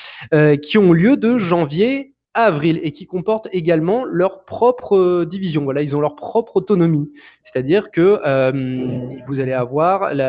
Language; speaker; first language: French; native; French